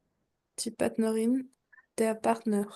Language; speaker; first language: German; non-native, learner; French